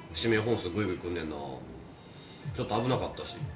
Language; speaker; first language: Japanese; native; Japanese